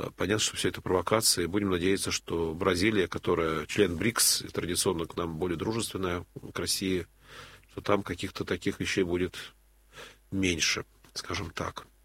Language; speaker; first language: Russian; native; Russian